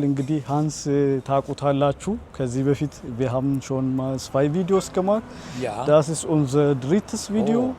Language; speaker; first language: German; non-native, fluent; Amharic